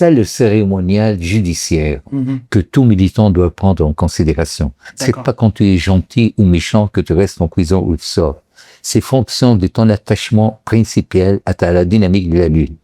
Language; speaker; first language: French; non-native, local second language; Arabic